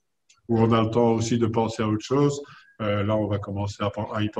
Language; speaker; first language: French; native; French